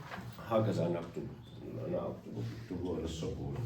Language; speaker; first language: Arabic; non-native, fluent; Urdu